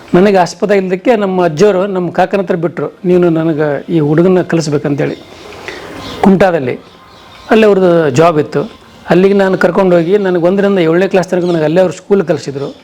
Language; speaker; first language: Kannada; native; Kannada